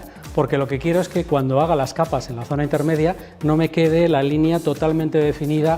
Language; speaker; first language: Spanish; native; Spanish